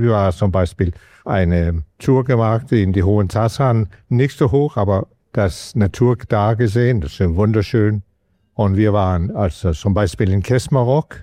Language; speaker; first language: German; non-native, learner; Danish